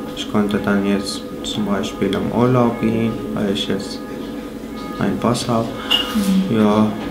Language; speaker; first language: German; non-native, fluent; Arabic